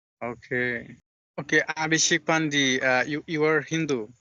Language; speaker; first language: English; non-native, fluent; Bangla